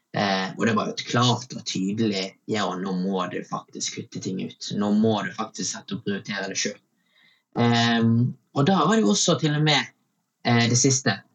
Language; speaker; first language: Norwegian; early bilingual, other home language; Tamil